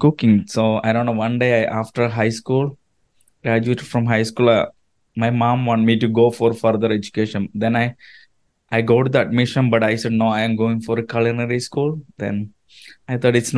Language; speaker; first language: English; non-native, local second language; Malayalam